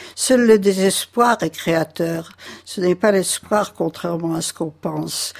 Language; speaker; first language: French; early bilingual, other home language; Yiddish